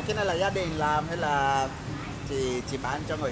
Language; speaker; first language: Vietnamese; non-native, fluent; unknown